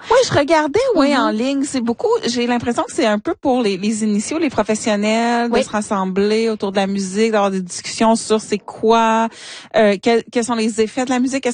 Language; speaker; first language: French; native; French